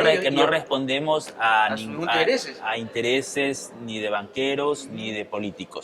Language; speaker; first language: Spanish; native; Spanish